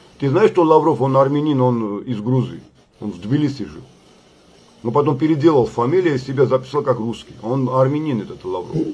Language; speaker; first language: Russian; non-native, local second language; Georgian